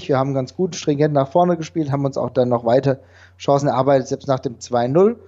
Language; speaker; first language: German; native; German